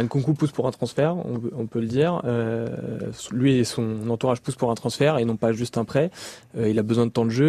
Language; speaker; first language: French; native; French